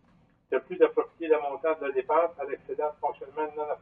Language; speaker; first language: French; native; French